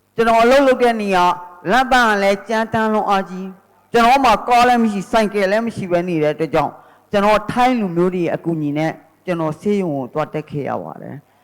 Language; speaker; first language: Burmese; native; Burmese